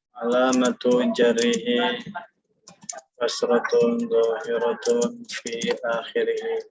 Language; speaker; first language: Arabic; non-native, fluent; Indonesian